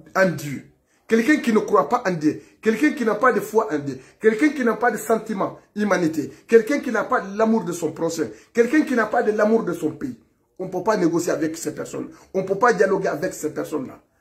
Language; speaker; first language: French; non-native, local second language; Fula